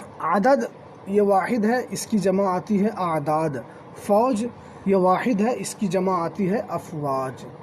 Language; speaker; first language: Urdu; native; Urdu